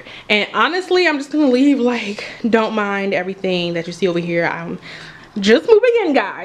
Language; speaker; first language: English; native; English